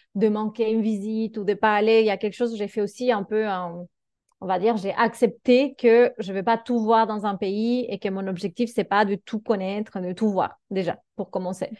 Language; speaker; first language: French; non-native, fluent; Spanish